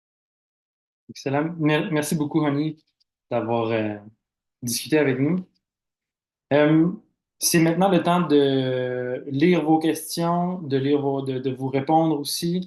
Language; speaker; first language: French; native; French